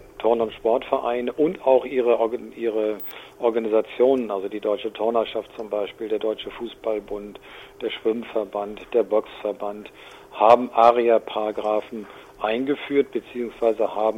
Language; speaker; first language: German; native; German